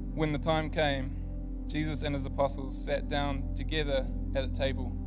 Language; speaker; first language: English; native; English